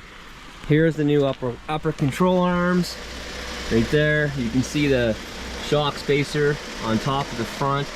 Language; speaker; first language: English; native; English